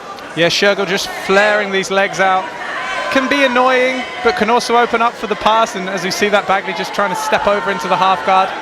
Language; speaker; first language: English; native; English